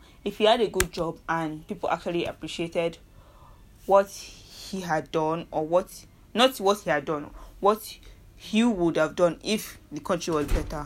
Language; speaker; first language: English; non-native, local second language; Yoruba